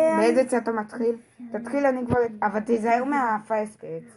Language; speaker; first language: Hebrew; native; Hebrew